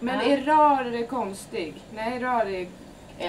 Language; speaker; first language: Swedish; native; Swedish